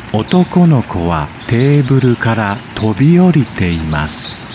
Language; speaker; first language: Japanese; non-native, learner; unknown